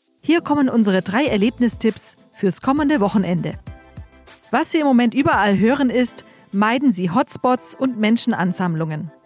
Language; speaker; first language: German; native; German